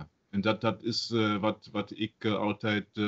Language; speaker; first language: Dutch; non-native, learner; German